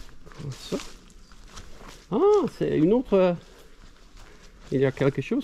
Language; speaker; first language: French; non-native, learner; Dutch